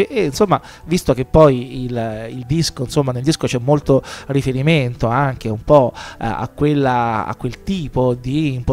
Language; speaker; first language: Italian; native; Italian